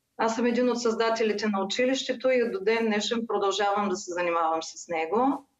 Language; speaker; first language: Bulgarian; native; Bulgarian